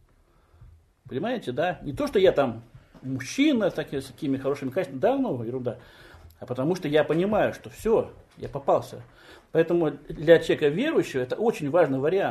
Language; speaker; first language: Russian; native; Russian